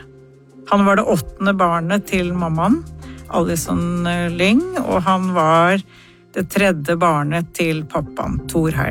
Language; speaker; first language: Norwegian; native; Norwegian